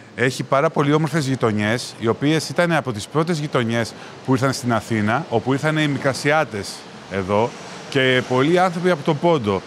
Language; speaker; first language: Greek; native; Greek